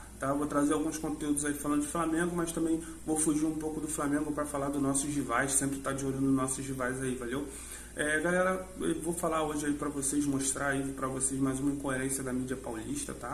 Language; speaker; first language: Portuguese; native; Portuguese